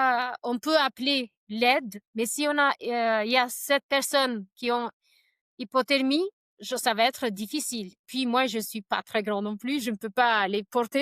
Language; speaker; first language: French; non-native, fluent; Albanian